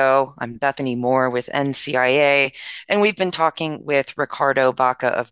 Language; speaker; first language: English; native; English